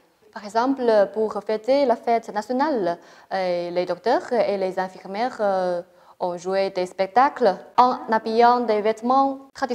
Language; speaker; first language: French; non-native, fluent; Chinese